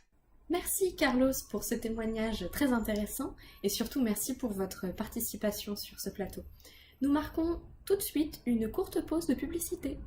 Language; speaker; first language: French; native; French